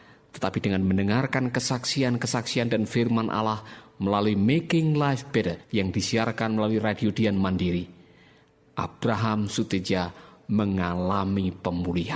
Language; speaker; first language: Indonesian; native; Indonesian